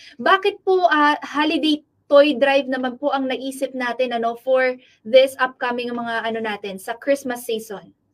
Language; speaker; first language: Filipino; non-native, local second language; Pampanga